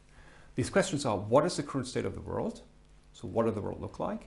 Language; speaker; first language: English; non-native, fluent; German